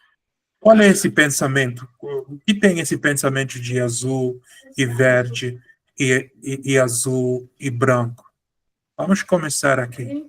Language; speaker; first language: Portuguese; non-native, fluent; Spanish